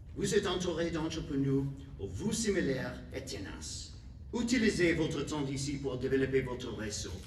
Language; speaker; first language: French; non-native, fluent; English